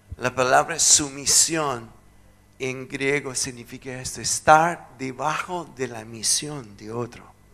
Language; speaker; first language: Spanish; non-native, fluent; English